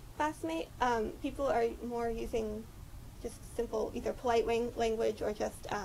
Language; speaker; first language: English; native; English